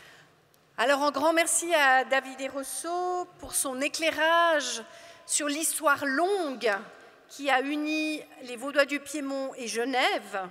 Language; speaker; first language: French; native; French